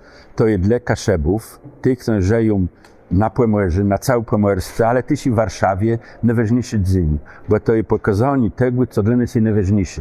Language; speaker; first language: Polish; non-native, local second language; Kashubian